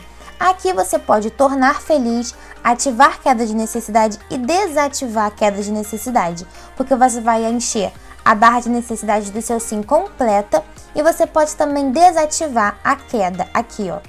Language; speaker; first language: Portuguese; native; Portuguese